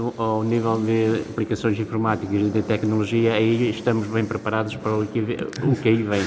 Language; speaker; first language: Portuguese; native; Portuguese